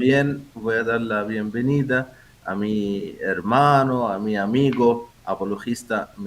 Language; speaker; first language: Spanish; non-native, fluent; Arabic